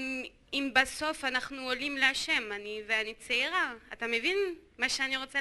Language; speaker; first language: Hebrew; non-native, learner; French